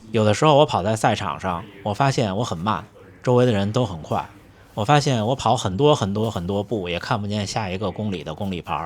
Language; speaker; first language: Chinese; native; Chinese